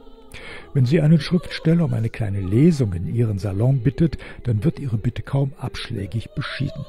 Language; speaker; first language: German; native; German